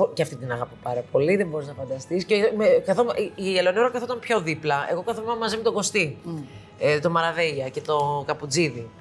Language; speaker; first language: Greek; early bilingual, heritage; Greek